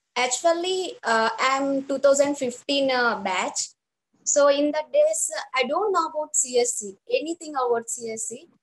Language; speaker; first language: English; non-native, local second language; Telugu